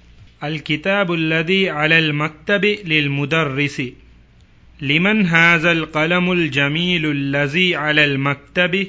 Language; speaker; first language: Arabic; non-native, learner; Divehi